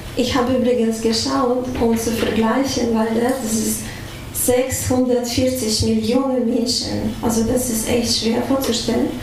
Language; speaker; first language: German; non-native, fluent; Russian